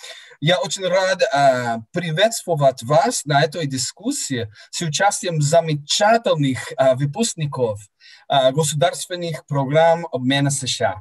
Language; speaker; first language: Russian; non-native, fluent; English